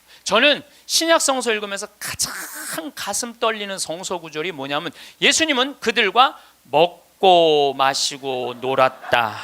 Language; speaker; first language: Korean; native; Korean